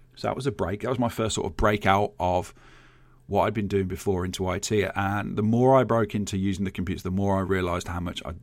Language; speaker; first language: English; native; English